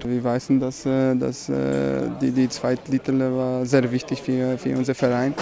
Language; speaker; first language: German; non-native, fluent; Polish